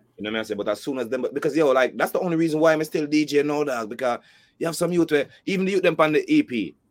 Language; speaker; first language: English; native; English